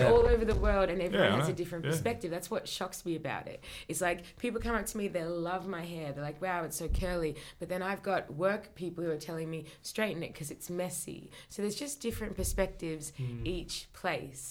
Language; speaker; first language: English; native; English